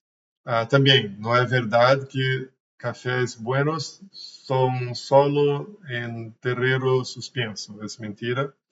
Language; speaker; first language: Spanish; non-native, learner; Portuguese